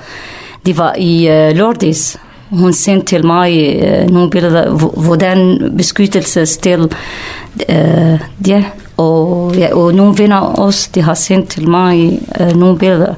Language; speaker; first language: Danish; non-native, learner; Kurdish